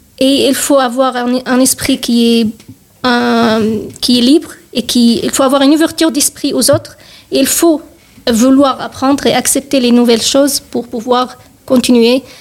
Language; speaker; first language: French; non-native, fluent; Arabic